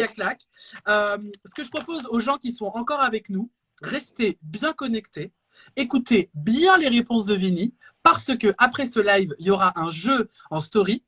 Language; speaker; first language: French; native; French